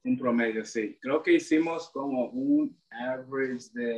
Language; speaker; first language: Spanish; early bilingual, heritage; Spanish